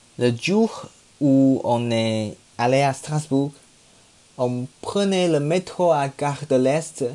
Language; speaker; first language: French; non-native, learner; Chinese